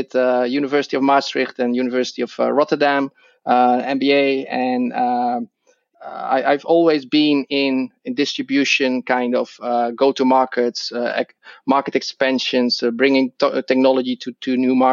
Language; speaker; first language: English; non-native, fluent; Dutch